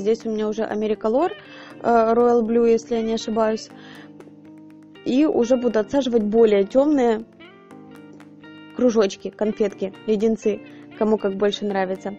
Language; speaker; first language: Russian; native; Russian